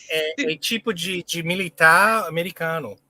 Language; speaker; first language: Portuguese; non-native, learner; English